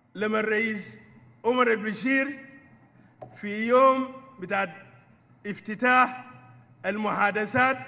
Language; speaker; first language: Arabic; non-native, local second language; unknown